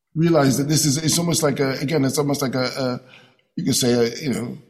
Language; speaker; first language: English; native; English